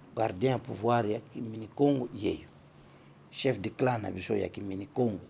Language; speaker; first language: Lingala; non-native, local second language; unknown